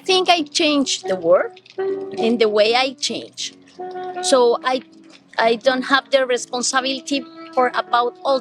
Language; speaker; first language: English; non-native, learner; Spanish